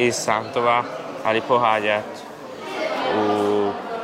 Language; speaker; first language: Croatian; early bilingual, heritage; Croatian